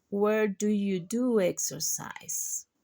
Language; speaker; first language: English; non-native, fluent; Spanish